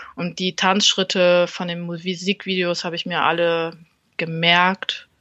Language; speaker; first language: German; early bilingual, other home language; Vietnamese